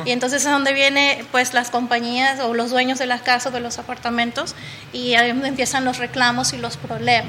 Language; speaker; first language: Spanish; native; Spanish